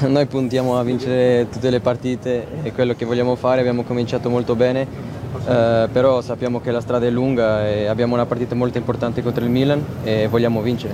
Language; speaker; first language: Italian; non-native, fluent; Portuguese